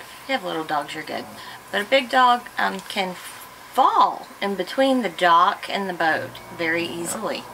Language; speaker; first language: English; native; English